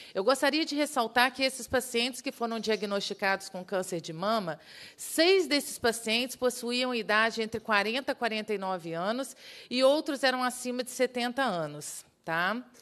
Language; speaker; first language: Portuguese; native; Portuguese